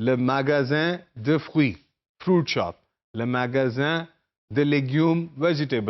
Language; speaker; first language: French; non-native, fluent; Urdu